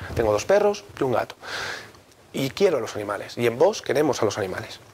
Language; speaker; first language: Spanish; native; Spanish